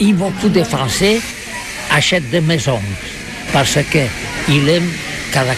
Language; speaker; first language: French; non-native, learner; Catalan